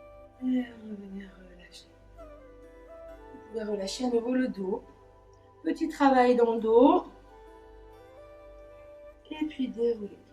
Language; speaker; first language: French; native; French